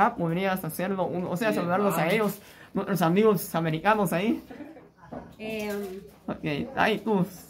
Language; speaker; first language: Spanish; native; Spanish